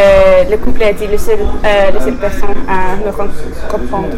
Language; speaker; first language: French; non-native, learner; English